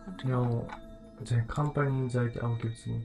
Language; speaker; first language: German; non-native, learner; Japanese